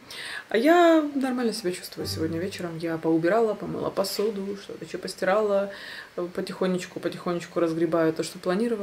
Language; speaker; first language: Russian; native; Russian